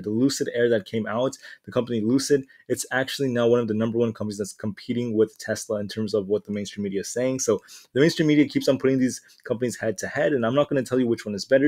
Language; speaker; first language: English; native; English